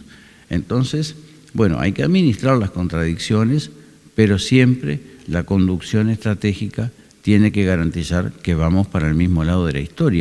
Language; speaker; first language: Spanish; native; Spanish